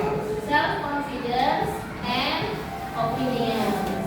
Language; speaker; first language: English; non-native, learner; Indonesian